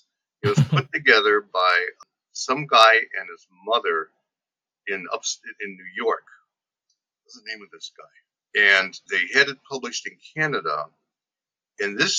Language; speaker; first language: English; native; English